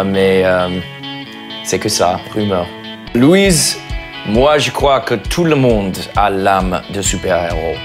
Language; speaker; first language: French; non-native, fluent; English